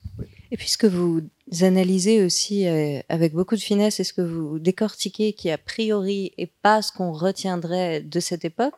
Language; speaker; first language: French; native; French